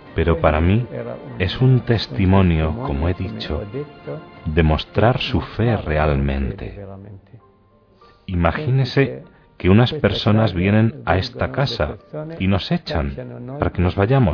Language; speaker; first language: Spanish; non-native, fluent; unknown